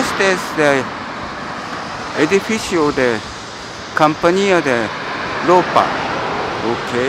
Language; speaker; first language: Spanish; non-native, learner; Japanese